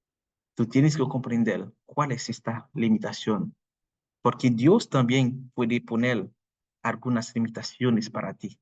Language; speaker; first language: Spanish; non-native, fluent; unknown